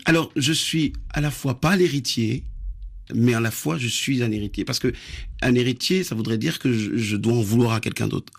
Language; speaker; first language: French; early bilingual, other home language; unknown